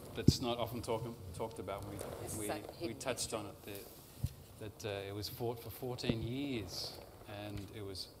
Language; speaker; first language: English; native; English